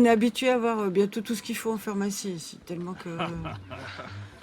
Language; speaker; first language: French; native; French